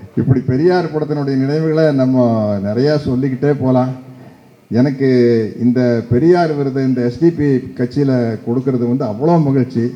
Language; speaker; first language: Tamil; native; Tamil